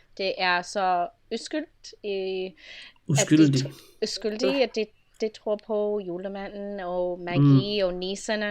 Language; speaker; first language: Danish; non-native, fluent; English